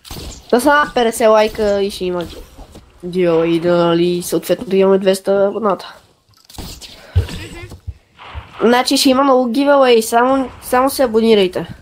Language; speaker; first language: Bulgarian; native; Bulgarian